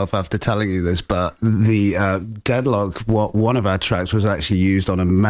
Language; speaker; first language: English; native; English